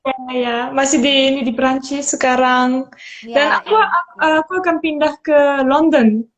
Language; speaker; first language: Indonesian; non-native, learner; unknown